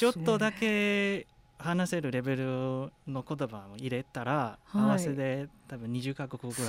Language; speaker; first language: Japanese; non-native, fluent; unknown